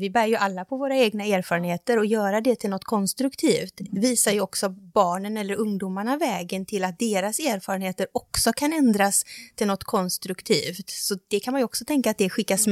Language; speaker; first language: Swedish; native; Swedish